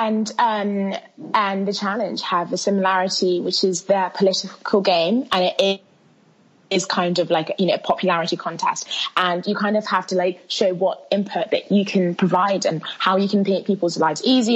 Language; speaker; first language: English; early bilingual, other home language; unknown